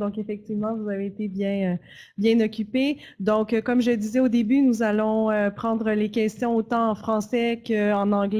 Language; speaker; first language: French; native; French